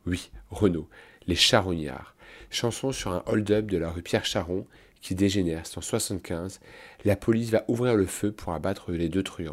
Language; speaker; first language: French; native; French